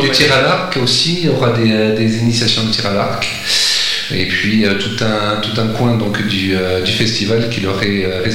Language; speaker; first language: French; native; French